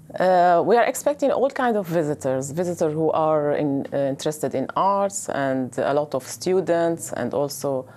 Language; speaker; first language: English; non-native, fluent; Arabic